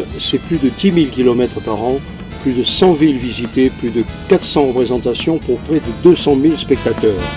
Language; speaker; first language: French; native; French